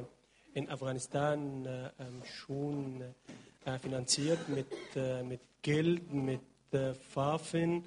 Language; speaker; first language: German; non-native, learner; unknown